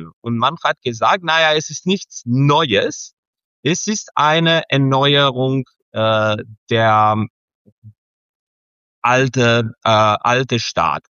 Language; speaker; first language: German; non-native, fluent; Serbian